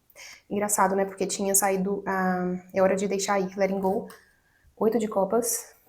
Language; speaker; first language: Portuguese; native; Portuguese